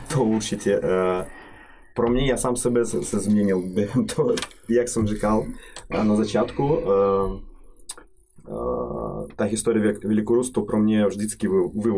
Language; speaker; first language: Czech; non-native, learner; Russian